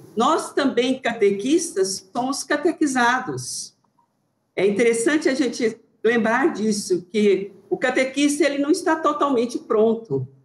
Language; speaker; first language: Portuguese; native; Portuguese